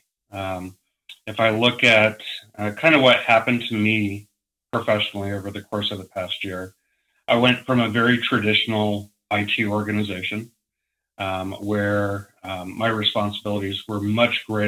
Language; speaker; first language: English; native; English